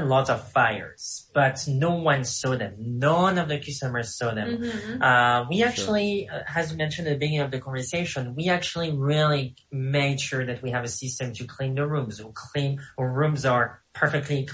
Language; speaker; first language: English; non-native, fluent; French